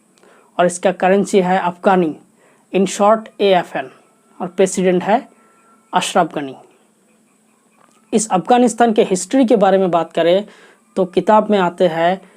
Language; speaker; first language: Hindi; non-native, local second language; Assamese